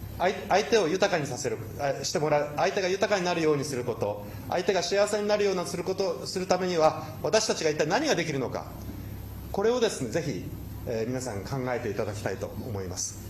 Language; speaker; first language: Japanese; native; Japanese